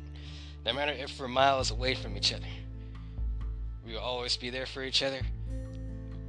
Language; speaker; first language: English; native; English